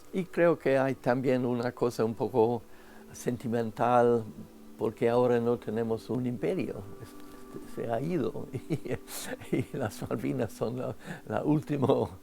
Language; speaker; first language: Spanish; non-native, fluent; English